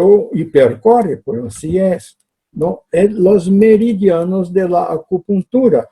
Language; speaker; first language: Spanish; non-native, fluent; Portuguese